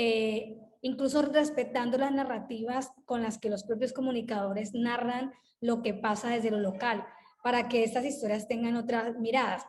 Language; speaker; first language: Spanish; native; Spanish